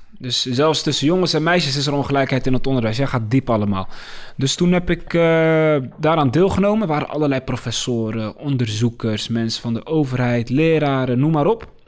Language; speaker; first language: Dutch; early bilingual, other home language; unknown